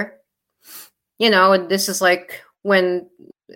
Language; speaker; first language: English; non-native, local second language; Filipino